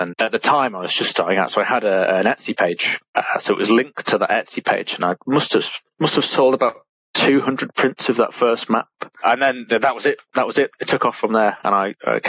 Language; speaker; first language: English; native; English